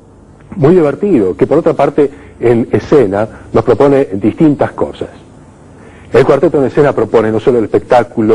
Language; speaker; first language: Spanish; native; Spanish